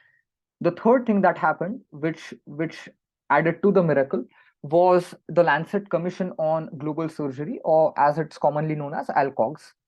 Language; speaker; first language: English; non-native, local second language; Marathi